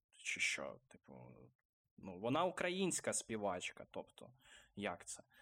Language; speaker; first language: Ukrainian; non-native, local second language; Russian